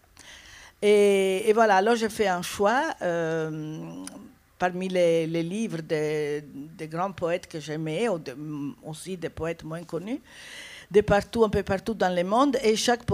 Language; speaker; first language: French; non-native, fluent; Italian